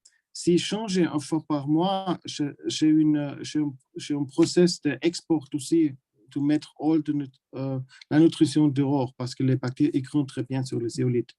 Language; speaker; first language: French; non-native, learner; German